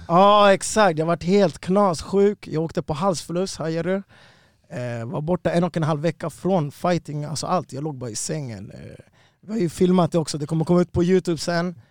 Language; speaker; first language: Swedish; early bilingual, other home language; Spanish